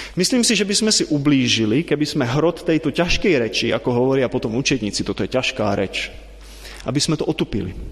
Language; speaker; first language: Slovak; non-native, fluent; Czech